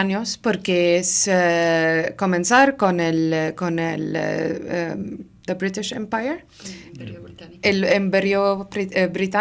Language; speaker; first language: Spanish; non-native, learner; Arabic